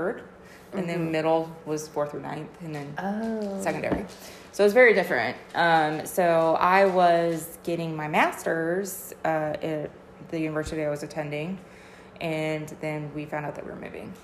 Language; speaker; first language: English; native; English